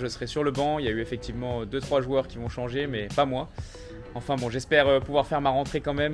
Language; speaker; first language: French; native; French